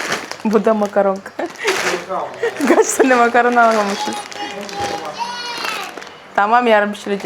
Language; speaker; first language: Turkish; non-native, learner; Kazakh